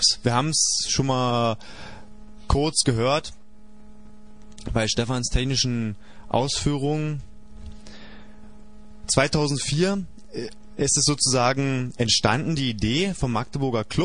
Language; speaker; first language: German; native; German